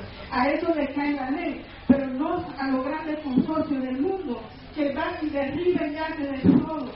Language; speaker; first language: Spanish; non-native, local second language; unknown